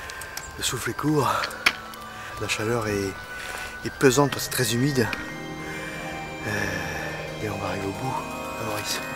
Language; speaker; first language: French; native; French